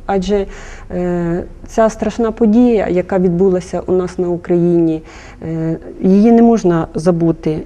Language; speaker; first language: Ukrainian; native; Ukrainian